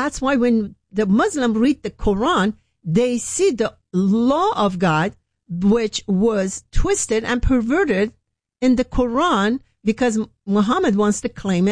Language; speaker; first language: English; non-native, fluent; Persian